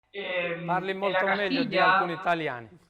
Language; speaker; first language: Italian; native; Italian